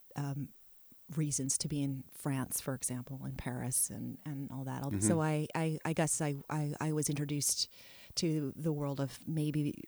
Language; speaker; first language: English; native; English